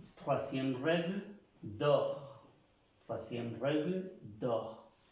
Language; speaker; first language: French; non-native, fluent; Spanish